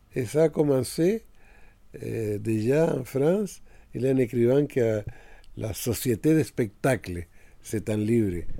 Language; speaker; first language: French; non-native, fluent; Spanish